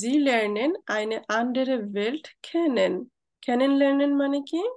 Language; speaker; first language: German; non-native, fluent; Bangla